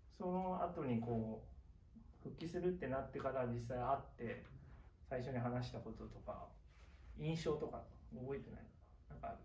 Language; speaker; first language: Japanese; native; Japanese